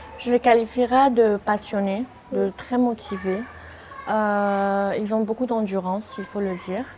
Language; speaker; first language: French; native; French